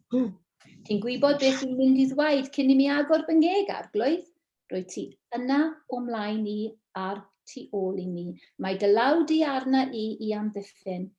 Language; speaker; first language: Welsh; non-native, local second language; English